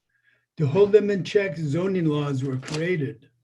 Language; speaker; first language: English; native; English